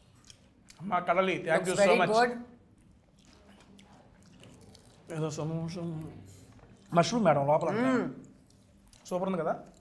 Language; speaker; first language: Telugu; native; Telugu